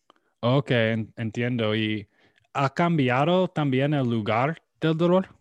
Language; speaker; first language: Spanish; non-native, learner; English